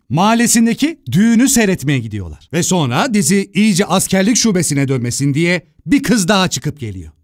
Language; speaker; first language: Turkish; native; Turkish